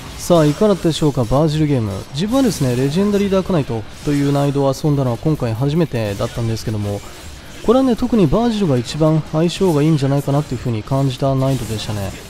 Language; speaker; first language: Japanese; native; Japanese